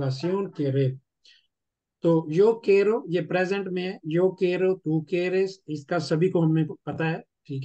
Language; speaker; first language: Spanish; non-native, fluent; Urdu